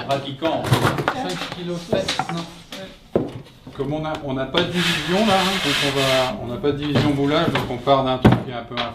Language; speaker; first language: French; native; French